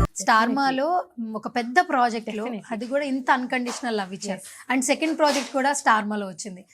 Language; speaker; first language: Telugu; native; Telugu